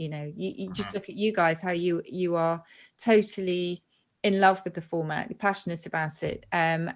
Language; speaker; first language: English; native; English